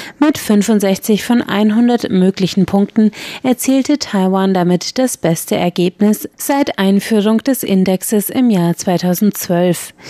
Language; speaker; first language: German; native; German